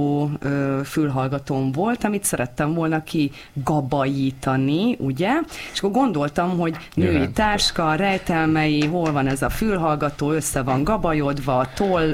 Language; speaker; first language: Hungarian; native; Hungarian